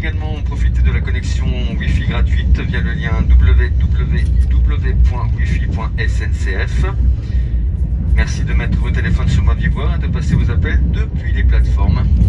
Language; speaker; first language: French; native; French